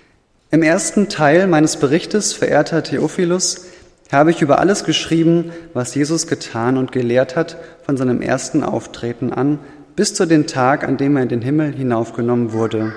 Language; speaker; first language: German; native; German